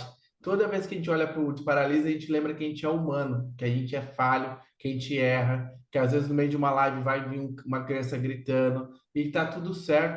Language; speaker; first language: Portuguese; native; Portuguese